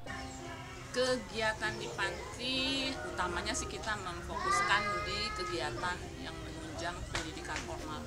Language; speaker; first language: Indonesian; native; Indonesian